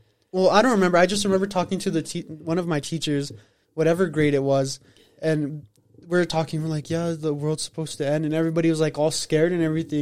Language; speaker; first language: English; native; English